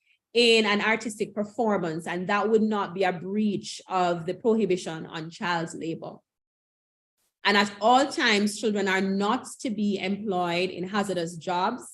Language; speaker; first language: English; native; English